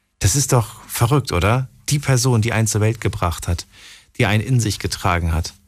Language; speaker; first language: German; native; German